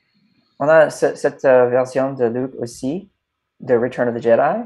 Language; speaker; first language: French; non-native, fluent; English